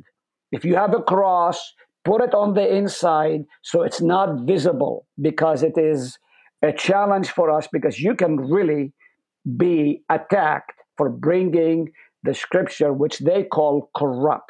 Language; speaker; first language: English; non-native, fluent; Hebrew